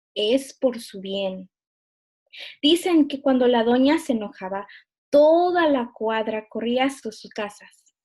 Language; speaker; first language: Spanish; early bilingual, other home language; English